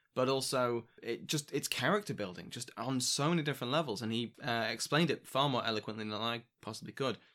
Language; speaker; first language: English; native; English